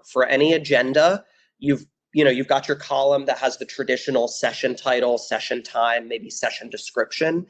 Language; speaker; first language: English; native; English